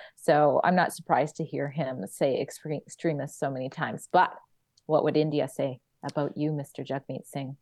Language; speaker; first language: English; native; English